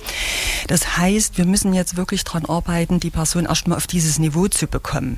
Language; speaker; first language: German; native; German